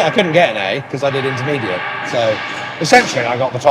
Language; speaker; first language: English; native; English